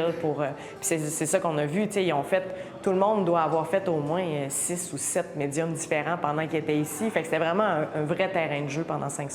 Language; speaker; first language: French; native; French